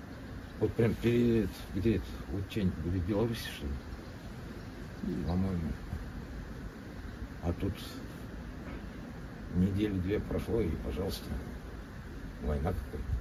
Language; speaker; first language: Russian; native; Russian